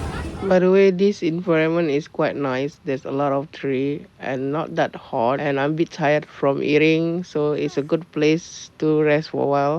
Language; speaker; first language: English; non-native, learner; Indonesian